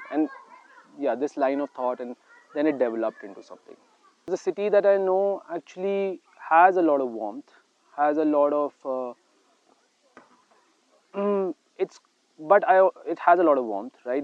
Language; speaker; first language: English; non-native, local second language; Hindi